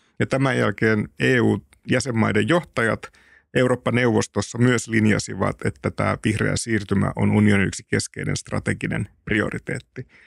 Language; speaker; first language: Finnish; native; Finnish